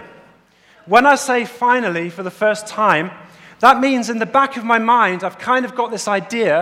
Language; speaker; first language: English; native; English